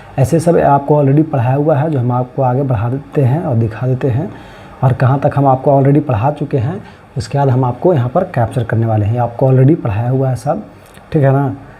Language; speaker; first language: Hindi; native; Hindi